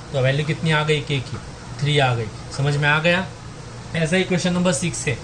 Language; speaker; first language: Hindi; non-native, local second language; Marathi